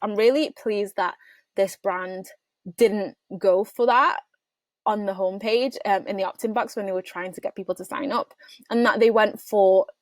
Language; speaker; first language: English; native; English